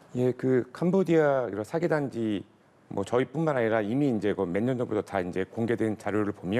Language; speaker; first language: Korean; native; Korean